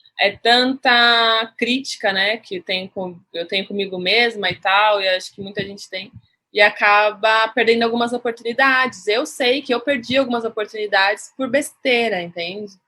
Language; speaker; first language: Portuguese; native; Portuguese